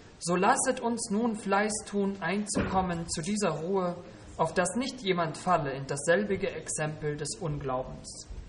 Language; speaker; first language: German; native; German